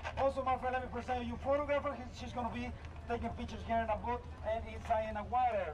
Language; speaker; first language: English; non-native, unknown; Spanish